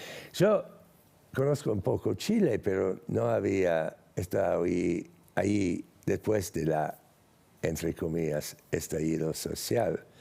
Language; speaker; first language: Spanish; non-native, fluent; English